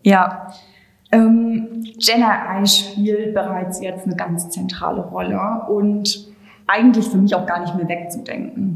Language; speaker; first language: German; native; German